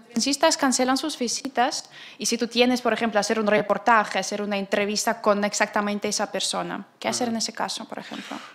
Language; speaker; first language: Spanish; non-native, fluent; Russian